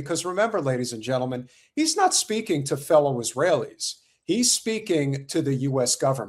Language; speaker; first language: English; native; English